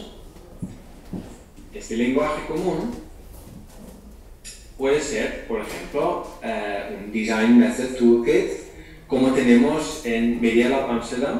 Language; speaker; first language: Spanish; non-native, fluent; Dutch